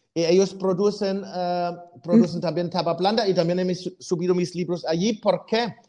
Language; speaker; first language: Spanish; non-native, fluent; German